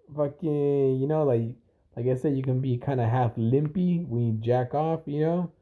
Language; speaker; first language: English; early bilingual, other home language; Spanish